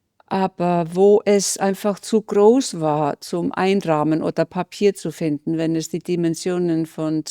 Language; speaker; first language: German; non-native, fluent; Icelandic